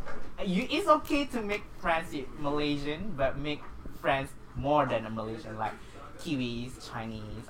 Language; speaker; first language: English; non-native, local second language; Malay